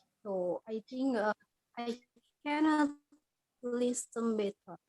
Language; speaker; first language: English; non-native, learner; Indonesian